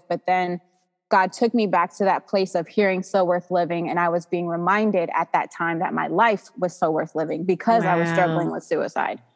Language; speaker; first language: English; native; English